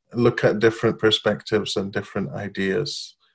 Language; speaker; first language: English; non-native, fluent; Arabic